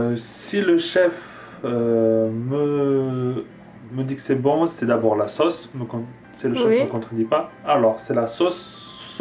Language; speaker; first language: French; native; French